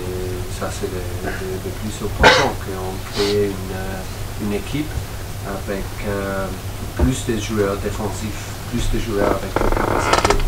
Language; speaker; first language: French; non-native, fluent; German